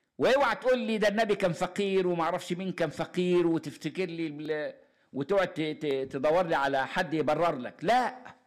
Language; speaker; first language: Egyptian Arabic; native; Egyptian Arabic